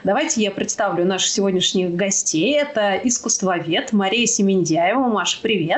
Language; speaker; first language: Russian; native; Russian